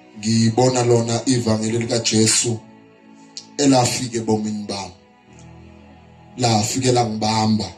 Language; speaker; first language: Zulu; non-native, local second language; South Ndebele